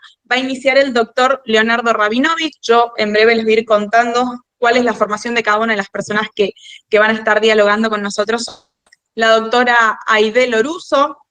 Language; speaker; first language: Spanish; native; Spanish